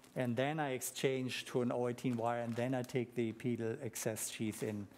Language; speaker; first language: English; non-native, fluent; German